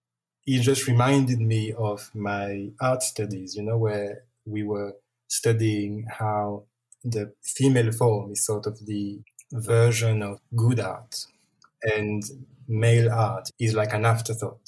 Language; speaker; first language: English; non-native, fluent; French